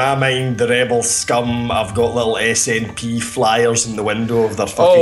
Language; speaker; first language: English; native; English